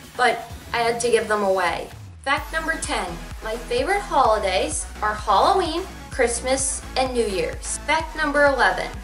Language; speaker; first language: English; native; English